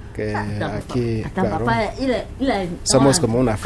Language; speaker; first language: Spanish; non-native, fluent; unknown